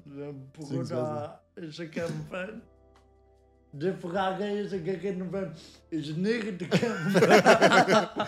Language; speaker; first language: German; non-native, learner; Polish